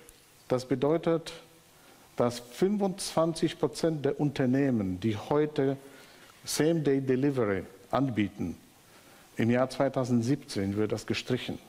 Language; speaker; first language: German; non-native, fluent; Polish